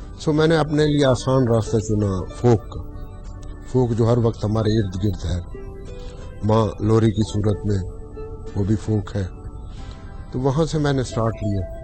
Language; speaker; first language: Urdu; non-native, local second language; Saraiki